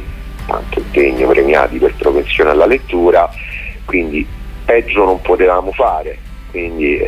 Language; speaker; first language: Italian; native; Italian